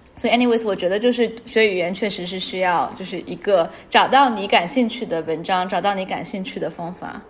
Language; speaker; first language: Chinese; native; Chinese